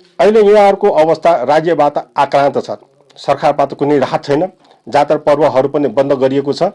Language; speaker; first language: Nepali; non-native, local second language; Newari